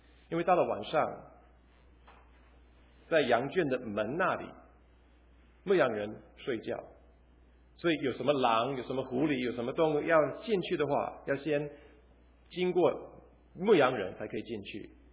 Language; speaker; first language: Chinese; early bilingual, other home language; English